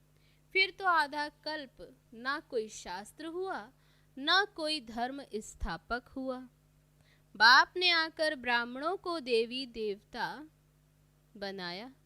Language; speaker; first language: Hindi; native; Hindi